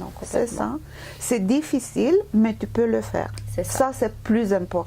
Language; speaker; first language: French; non-native, fluent; Romanian